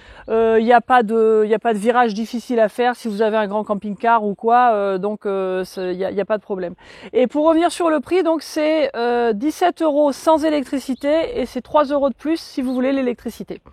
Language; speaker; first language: French; native; French